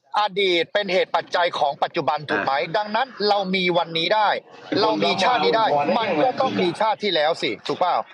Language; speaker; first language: Thai; native; Thai